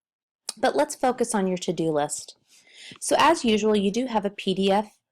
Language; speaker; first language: English; native; English